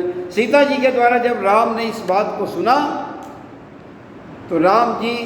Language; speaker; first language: Hindi; native; Hindi